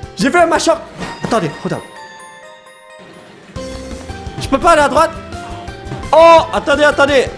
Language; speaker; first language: French; native; French